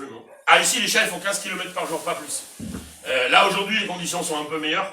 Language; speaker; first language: French; native; French